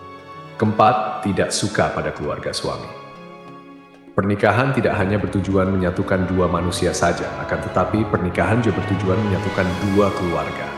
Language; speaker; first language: Indonesian; native; Indonesian